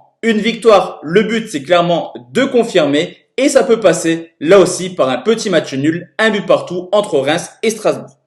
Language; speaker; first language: French; native; French